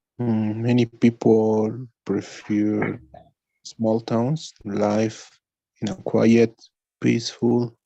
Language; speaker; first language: English; non-native, learner; Spanish